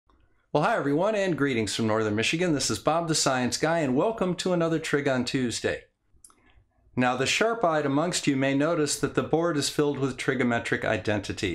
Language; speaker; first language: English; native; English